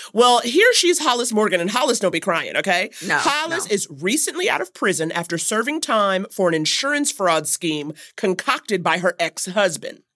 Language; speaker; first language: English; native; English